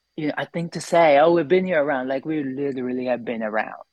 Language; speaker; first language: English; non-native, local second language; Filipino